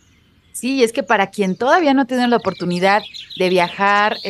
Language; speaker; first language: Spanish; native; Spanish